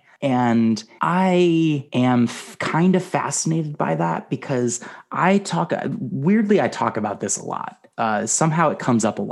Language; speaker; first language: English; native; English